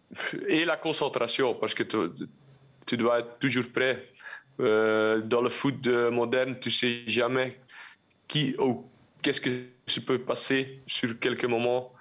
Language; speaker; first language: French; non-native, local second language; Dutch